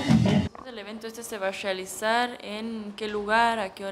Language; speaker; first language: Spanish; native; Spanish